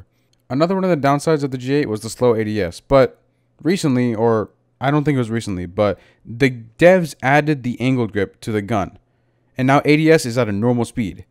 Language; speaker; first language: English; native; English